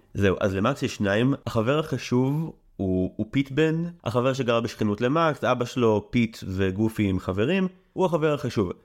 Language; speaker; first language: Hebrew; native; Hebrew